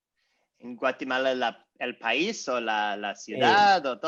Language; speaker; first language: Spanish; non-native, learner; English